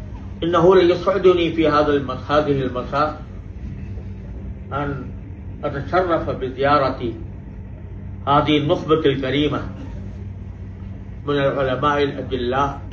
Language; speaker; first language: Arabic; non-native, fluent; Urdu